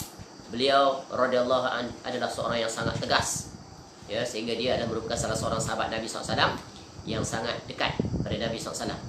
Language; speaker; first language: Malay; native; Malay